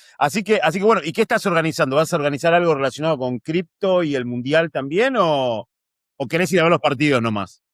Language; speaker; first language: Spanish; native; Spanish